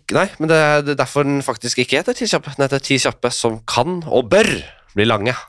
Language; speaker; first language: Norwegian; native; Norwegian